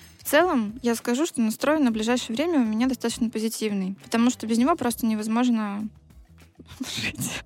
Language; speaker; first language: Russian; native; Russian